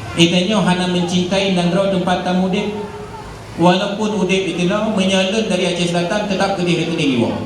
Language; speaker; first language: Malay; non-native, local second language; Achinese